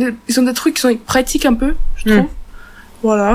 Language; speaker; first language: French; non-native, learner; Turkish